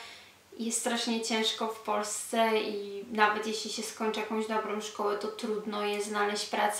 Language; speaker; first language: Polish; early bilingual, heritage; Polish